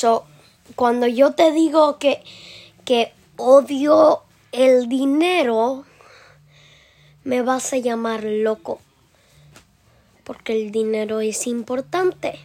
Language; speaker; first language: Spanish; early bilingual, heritage; Spanish